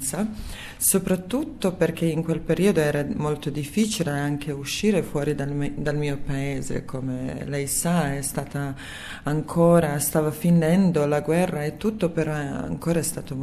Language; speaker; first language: Italian; non-native, fluent; Serbian